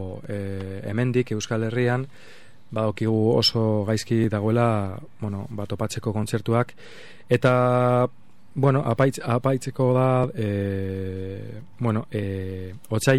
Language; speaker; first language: Basque; non-native, local second language; Spanish